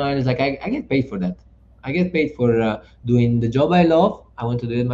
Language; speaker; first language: English; non-native, fluent; Italian